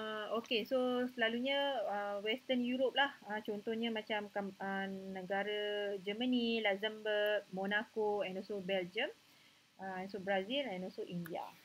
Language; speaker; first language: English; non-native, local second language; Malay